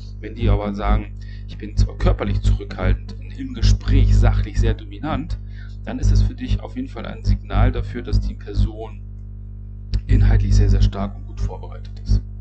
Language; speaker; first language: German; native; German